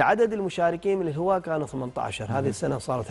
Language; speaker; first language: Arabic; native; Arabic